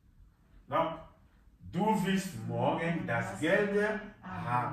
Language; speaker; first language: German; non-native, fluent; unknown